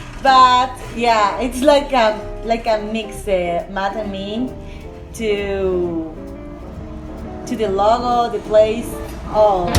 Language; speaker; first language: English; non-native, learner; Spanish